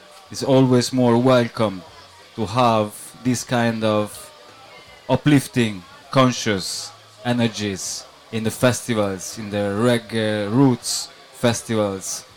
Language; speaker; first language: English; non-native, fluent; Italian